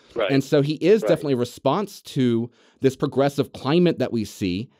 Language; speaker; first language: English; native; English